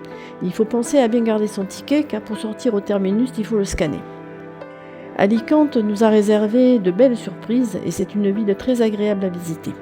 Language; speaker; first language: French; native; French